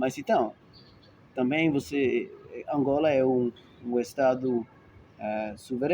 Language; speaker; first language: Portuguese; non-native, fluent; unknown